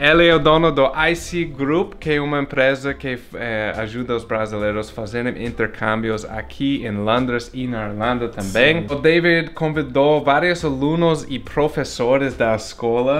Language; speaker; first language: Portuguese; non-native, fluent; English